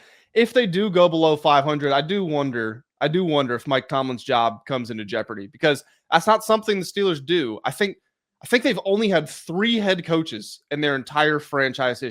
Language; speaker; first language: English; native; English